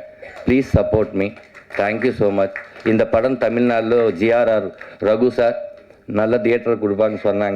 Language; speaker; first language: Tamil; non-native, learner; Telugu